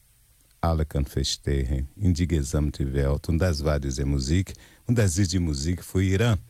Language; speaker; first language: German; non-native, learner; Portuguese